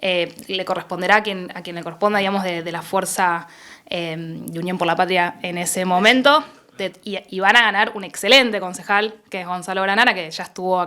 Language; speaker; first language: Spanish; native; Spanish